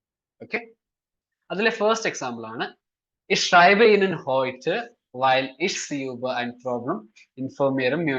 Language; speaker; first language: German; non-native, fluent; Malayalam